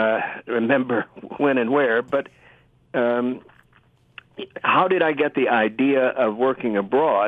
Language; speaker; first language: English; native; English